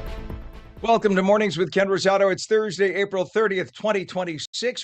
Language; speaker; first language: English; native; English